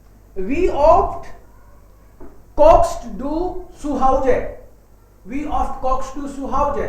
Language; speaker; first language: German; non-native, fluent; Hindi